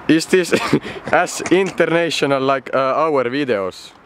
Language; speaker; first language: English; non-native, learner; Finnish